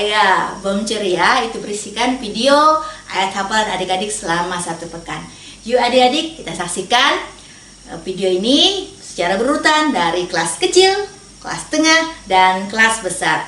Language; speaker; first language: Indonesian; native; Indonesian